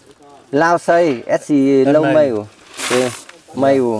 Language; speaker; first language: Portuguese; non-native, learner; Vietnamese